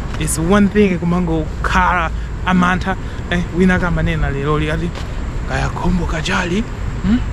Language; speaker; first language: Nyanja; non-native, local second language; Tumbuka